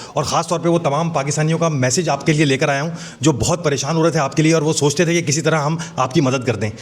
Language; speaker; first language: Urdu; native; Urdu